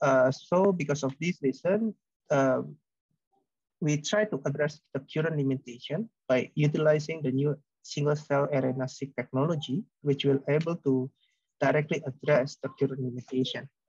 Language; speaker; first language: English; non-native, fluent; Indonesian